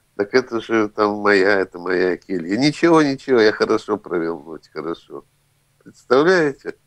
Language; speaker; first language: Russian; native; Russian